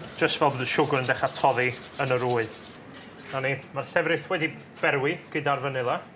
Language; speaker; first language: Welsh; native; Welsh